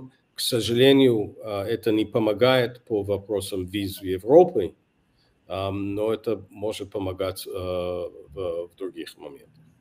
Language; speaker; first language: Russian; non-native, fluent; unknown